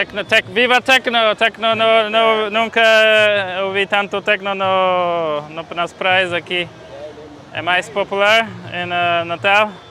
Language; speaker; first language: Portuguese; non-native, learner; English